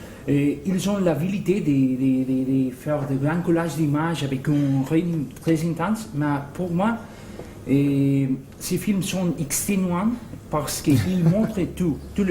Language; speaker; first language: French; non-native, fluent; Spanish